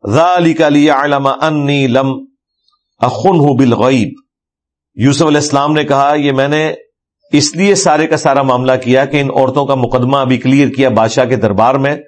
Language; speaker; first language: Urdu; non-native, local second language; Punjabi